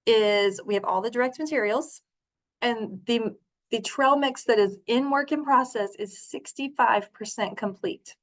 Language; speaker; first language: English; native; English